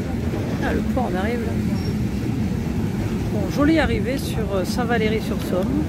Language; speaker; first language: French; native; French